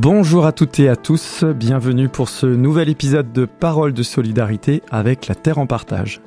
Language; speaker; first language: French; native; French